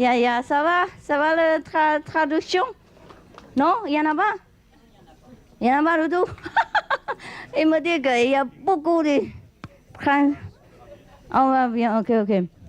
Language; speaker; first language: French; non-native, learner; Vietnamese